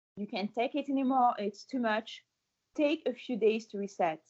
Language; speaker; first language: English; non-native, fluent; French